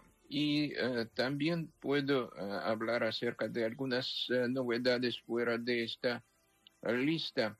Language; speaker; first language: Spanish; non-native, fluent; Ukrainian